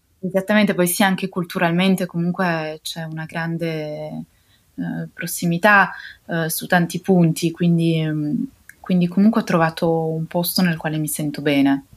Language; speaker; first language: Italian; native; Italian